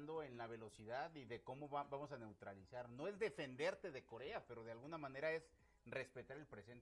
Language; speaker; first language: Spanish; native; Spanish